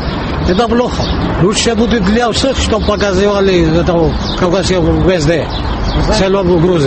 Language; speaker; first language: Russian; non-native, learner; Georgian